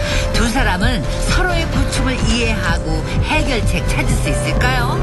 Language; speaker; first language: Korean; native; Korean